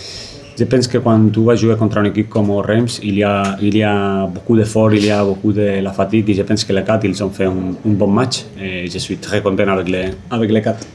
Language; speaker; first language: French; non-native, fluent; Spanish